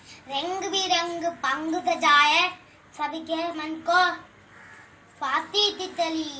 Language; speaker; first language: Hindi; non-native, local second language; Malayalam